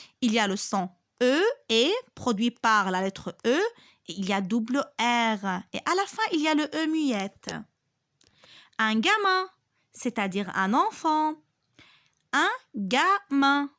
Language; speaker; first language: French; non-native, local second language; Arabic